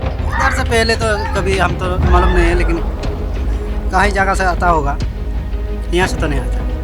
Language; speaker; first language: Hindi; non-native, local second language; Santali